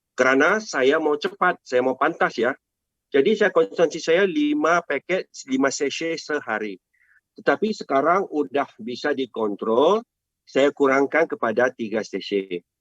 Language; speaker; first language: Malay; non-native, local second language; Chinese